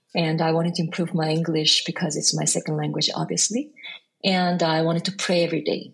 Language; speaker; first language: English; non-native, fluent; Korean